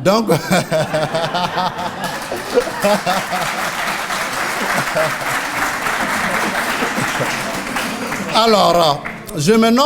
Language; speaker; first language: French; non-native, local second language; Mandingo